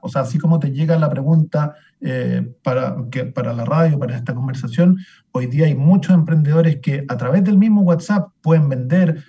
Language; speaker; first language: Spanish; native; Spanish